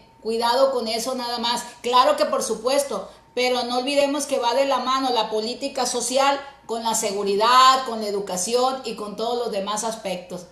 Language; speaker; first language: Spanish; native; Spanish